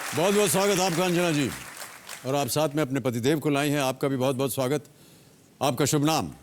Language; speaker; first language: Hindi; native; Hindi